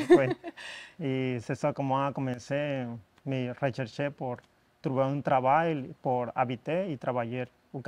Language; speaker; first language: French; non-native, learner; Spanish